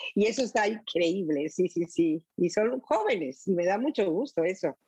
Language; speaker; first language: Spanish; native; Spanish